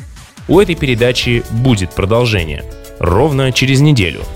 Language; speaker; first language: Russian; native; Russian